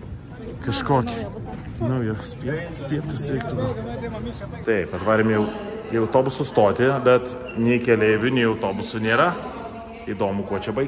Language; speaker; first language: Lithuanian; native; Lithuanian